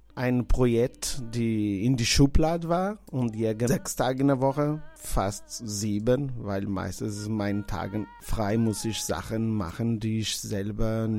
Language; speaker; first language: German; non-native, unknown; Portuguese